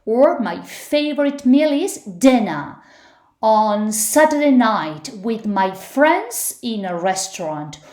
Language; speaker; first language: English; non-native, fluent; Spanish